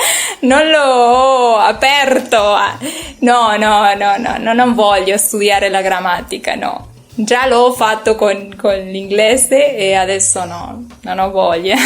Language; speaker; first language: Italian; non-native, learner; Spanish